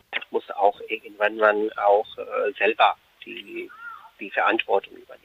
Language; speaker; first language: German; non-native, fluent; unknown